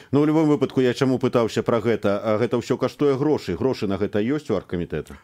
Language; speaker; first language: Belarusian; native; Belarusian